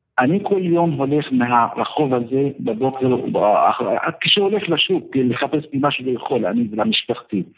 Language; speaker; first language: Hebrew; non-native, fluent; Arabic